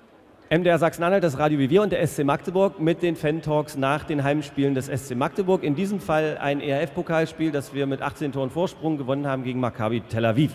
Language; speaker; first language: German; native; German